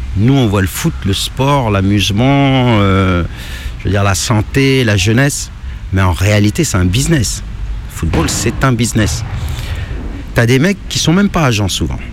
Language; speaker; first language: French; native; French